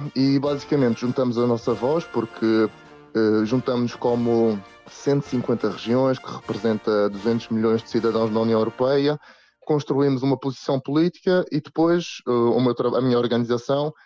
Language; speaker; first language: Portuguese; native; Portuguese